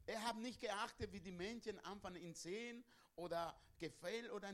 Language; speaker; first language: German; non-native, learner; Spanish